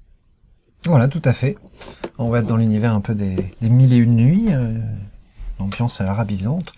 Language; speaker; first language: French; native; French